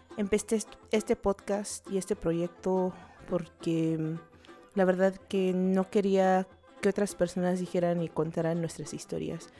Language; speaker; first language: Spanish; early bilingual, heritage; Spanish